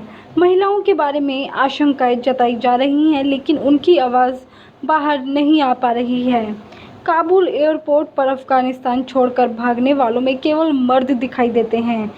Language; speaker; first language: Hindi; native; Hindi